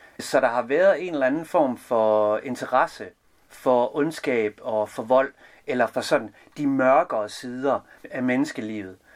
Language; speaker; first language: Danish; early bilingual, other home language; Serbian